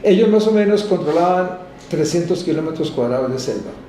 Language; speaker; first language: Spanish; native; Spanish